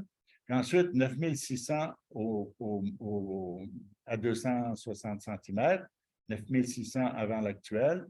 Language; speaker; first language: French; native; French